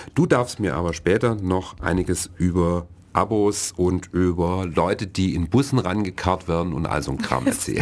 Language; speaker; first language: German; native; German